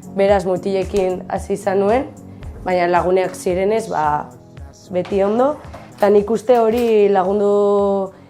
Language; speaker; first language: Basque; non-native, local second language; Spanish